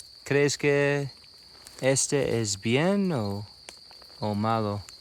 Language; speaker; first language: Spanish; non-native, learner; English